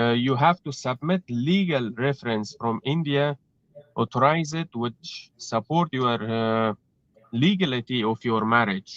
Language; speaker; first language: English; non-native, learner; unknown